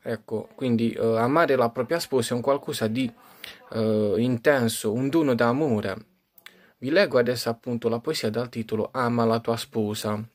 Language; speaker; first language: Italian; native; Italian